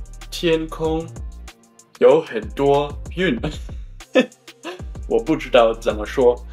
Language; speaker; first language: Chinese; non-native, learner; German